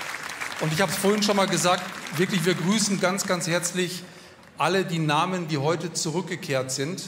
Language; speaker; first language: German; native; German